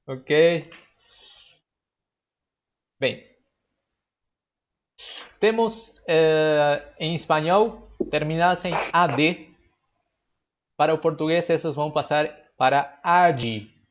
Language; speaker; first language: Portuguese; non-native, fluent; Spanish